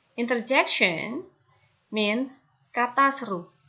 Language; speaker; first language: English; non-native, fluent; Indonesian